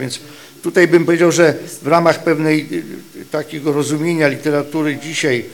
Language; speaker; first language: Polish; native; Polish